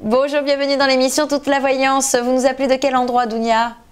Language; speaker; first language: French; native; French